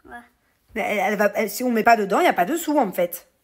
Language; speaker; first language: French; native; French